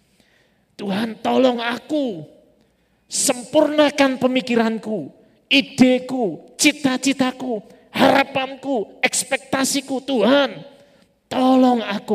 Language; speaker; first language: Indonesian; native; Indonesian